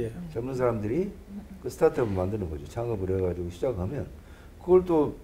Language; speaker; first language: Korean; native; Korean